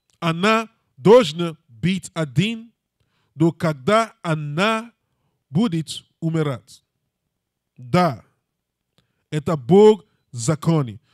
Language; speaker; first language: Russian; non-native, learner; English